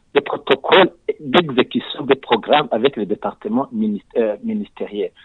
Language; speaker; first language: French; non-native, local second language; Rundi